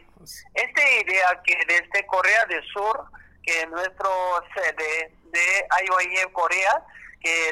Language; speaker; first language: Spanish; non-native, learner; Korean